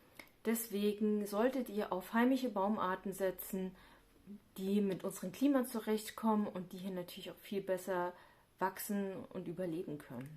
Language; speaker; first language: German; native; German